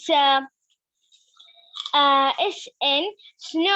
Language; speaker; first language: English; non-native, learner; Arabic